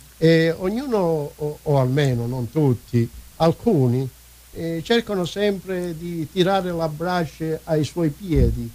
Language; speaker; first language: Italian; early bilingual, heritage; Italian